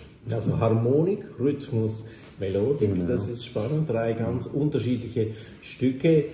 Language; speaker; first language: German; native; German